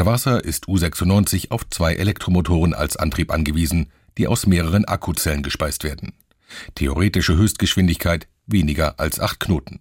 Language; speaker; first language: German; native; German